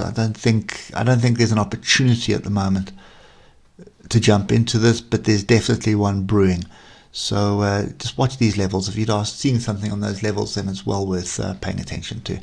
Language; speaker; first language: English; native; English